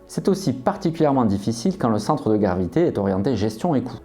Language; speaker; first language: French; native; French